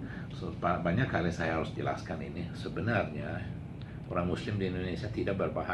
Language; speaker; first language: Indonesian; non-native, learner; Swedish